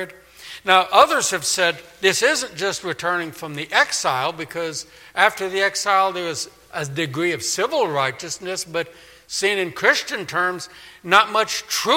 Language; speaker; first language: English; native; English